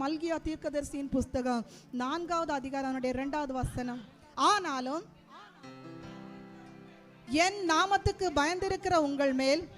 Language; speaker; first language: Tamil; native; Tamil